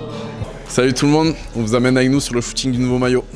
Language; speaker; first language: French; native; French